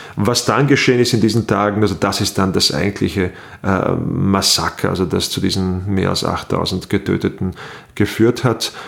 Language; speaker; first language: German; non-native, fluent; Bosnian